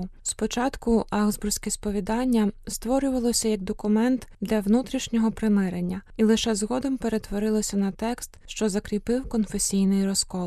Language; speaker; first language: Ukrainian; native; Ukrainian